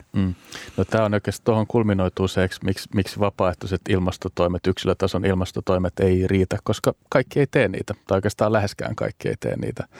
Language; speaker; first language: Finnish; native; Finnish